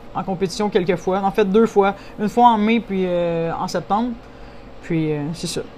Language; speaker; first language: French; native; French